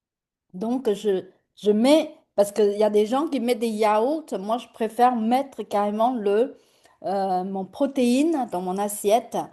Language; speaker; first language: French; non-native, fluent; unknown